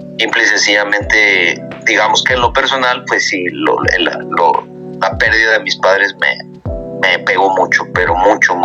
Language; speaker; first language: Spanish; native; Spanish